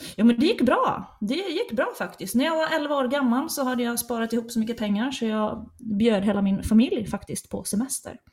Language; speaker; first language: Swedish; native; Swedish